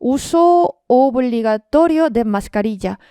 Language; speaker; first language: Spanish; non-native, fluent; Korean